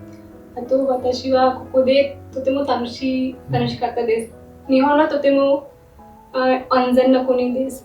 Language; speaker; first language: Japanese; non-native, learner; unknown